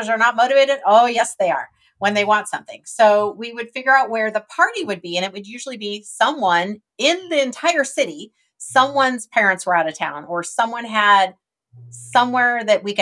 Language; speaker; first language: English; native; English